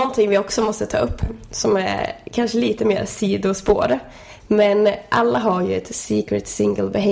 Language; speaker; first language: Swedish; native; Swedish